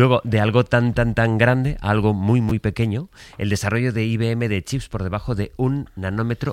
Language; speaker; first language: Spanish; native; Spanish